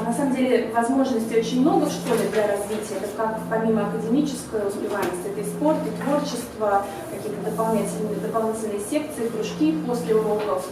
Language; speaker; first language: Russian; native; Russian